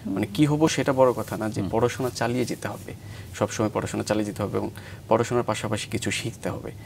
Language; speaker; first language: Bangla; native; Bangla